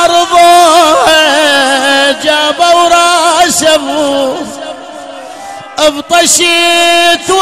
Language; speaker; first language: Arabic; native; Arabic